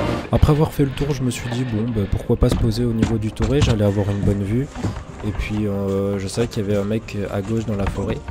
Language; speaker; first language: French; native; French